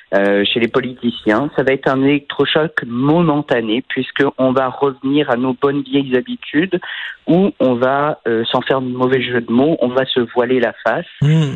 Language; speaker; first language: French; native; French